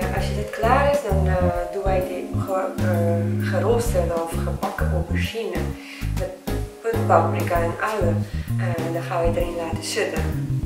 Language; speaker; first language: Dutch; non-native, learner; Persian